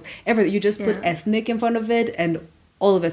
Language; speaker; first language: English; non-native, local second language; Kinyarwanda